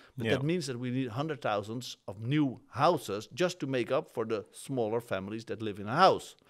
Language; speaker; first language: English; non-native, fluent; Dutch